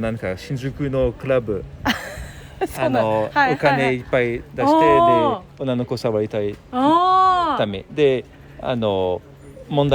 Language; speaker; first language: Japanese; non-native, fluent; French